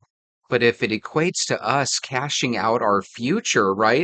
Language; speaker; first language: English; native; English